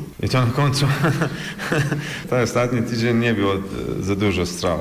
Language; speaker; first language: Polish; non-native, learner; Croatian